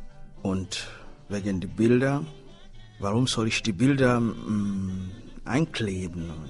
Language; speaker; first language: German; non-native, learner; Swahili